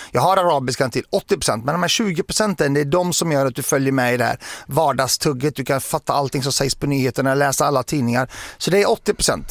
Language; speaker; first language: Swedish; early bilingual, other home language; Arabic